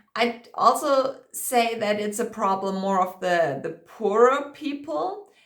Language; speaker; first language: English; non-native, fluent; German